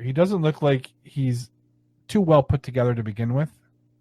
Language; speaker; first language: English; native; English